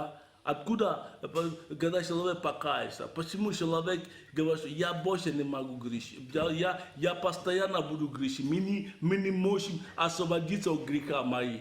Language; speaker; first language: Russian; non-native, learner; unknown